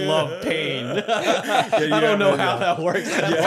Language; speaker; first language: English; native; English